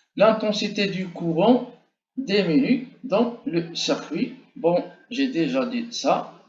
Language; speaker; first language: French; non-native, local second language; Arabic